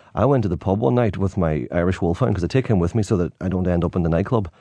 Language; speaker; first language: English; native; English